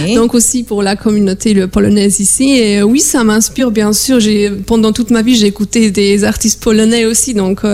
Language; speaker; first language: French; non-native, fluent; Polish